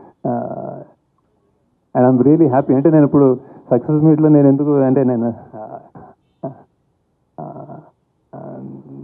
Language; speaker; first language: Telugu; native; Telugu